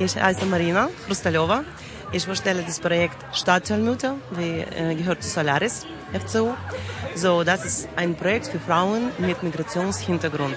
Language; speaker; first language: German; non-native, learner; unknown